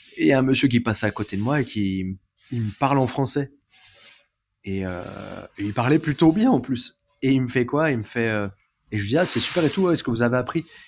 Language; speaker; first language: French; native; French